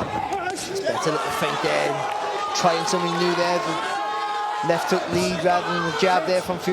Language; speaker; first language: English; native; English